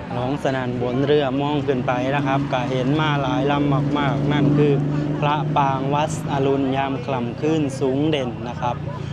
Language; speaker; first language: Thai; non-native, local second language; Lao